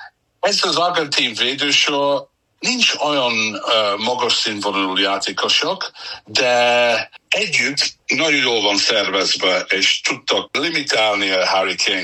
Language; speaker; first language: Hungarian; non-native, fluent; English